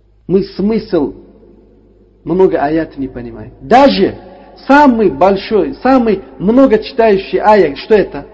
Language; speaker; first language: Russian; non-native, learner; Uzbek